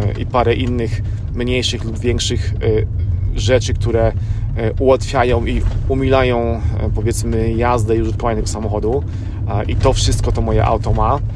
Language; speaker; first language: Polish; native; Polish